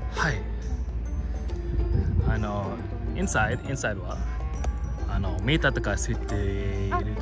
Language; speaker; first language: Japanese; non-native, fluent; English